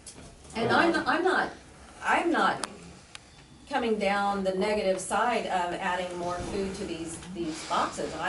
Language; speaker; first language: English; native; English